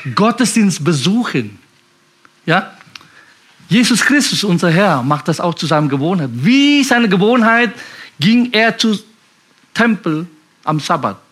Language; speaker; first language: German; non-native, fluent; Indonesian